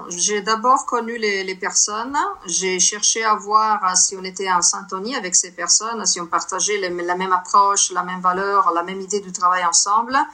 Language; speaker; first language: French; non-native, fluent; Italian